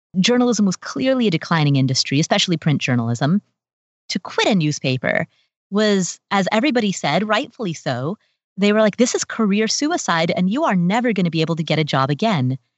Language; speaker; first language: English; early bilingual, other home language; Nepali